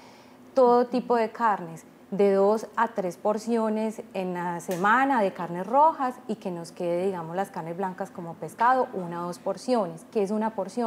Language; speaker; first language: Spanish; native; Spanish